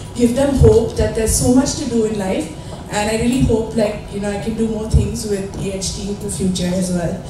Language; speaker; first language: English; non-native, local second language; Marathi